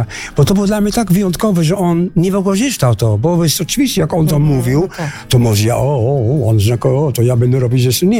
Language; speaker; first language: Polish; non-native, fluent; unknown